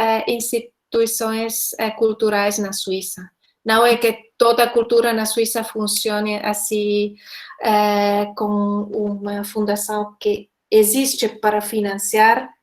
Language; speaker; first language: Portuguese; non-native, fluent; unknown